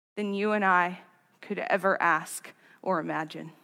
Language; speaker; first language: English; native; English